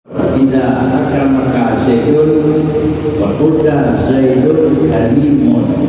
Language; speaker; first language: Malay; non-native, local second language; Achinese